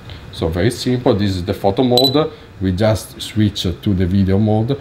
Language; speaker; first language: English; non-native, fluent; Italian